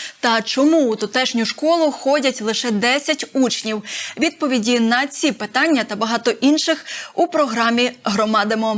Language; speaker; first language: Ukrainian; native; Ukrainian